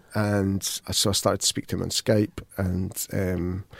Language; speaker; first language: English; native; English